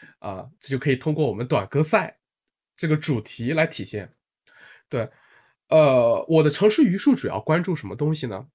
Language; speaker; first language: Chinese; native; Chinese